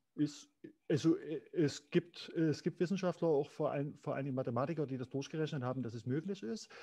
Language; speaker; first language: German; native; German